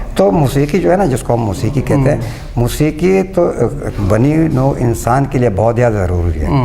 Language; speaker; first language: Urdu; non-native, local second language; Pashto